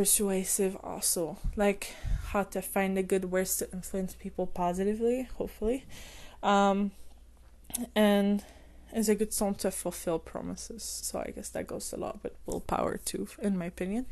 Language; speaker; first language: English; non-native, fluent; French